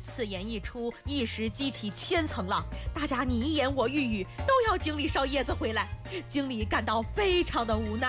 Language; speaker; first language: Chinese; native; Chinese